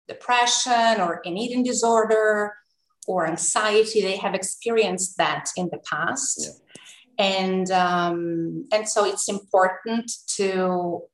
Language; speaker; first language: English; non-native, fluent; Italian